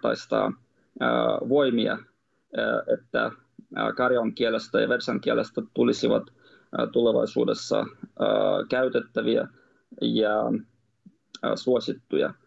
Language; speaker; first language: Finnish; non-native, fluent; Russian